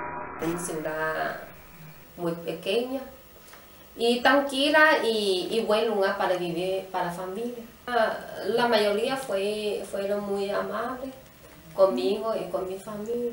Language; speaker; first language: Spanish; non-native, learner; Chinese